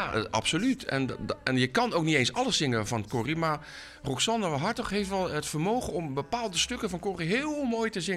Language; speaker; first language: Dutch; native; Dutch